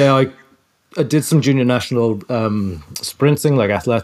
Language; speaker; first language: English; native; English